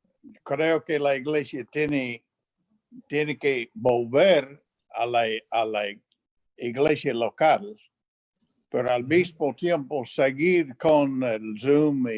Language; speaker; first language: Spanish; non-native, fluent; English